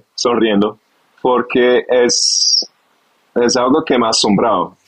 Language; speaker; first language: Spanish; non-native, fluent; English